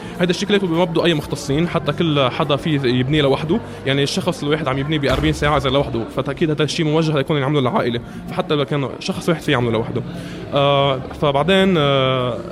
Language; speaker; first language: Arabic; native; Arabic